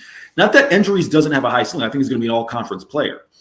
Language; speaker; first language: English; native; English